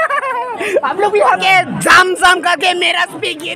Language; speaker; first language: Hindi; non-native, local second language; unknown